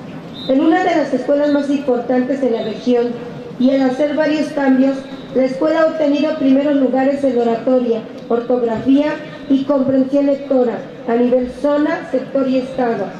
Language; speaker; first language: Spanish; native; Spanish